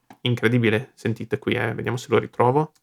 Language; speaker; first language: Italian; native; Italian